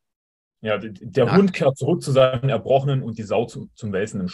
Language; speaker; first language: German; native; German